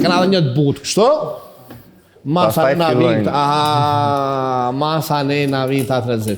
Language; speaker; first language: Albanian; native; Albanian